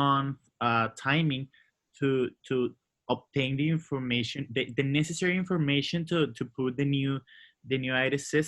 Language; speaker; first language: English; non-native, learner; Spanish